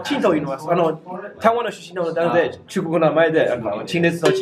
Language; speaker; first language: Japanese; non-native, learner; Chinese